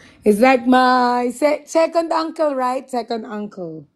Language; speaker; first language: English; non-native, learner; Filipino